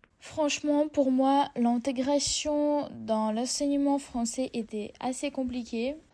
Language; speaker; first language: French; non-native, fluent; Russian